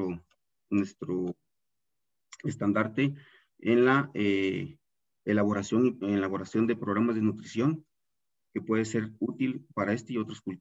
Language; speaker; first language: Spanish; native; Spanish